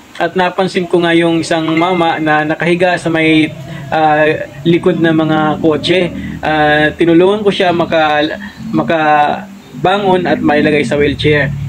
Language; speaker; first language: Filipino; native; Filipino